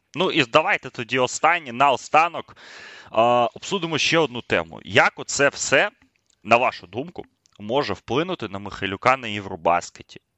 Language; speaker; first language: Ukrainian; native; Ukrainian